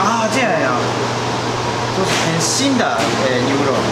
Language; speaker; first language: Chinese; non-native, learner; Japanese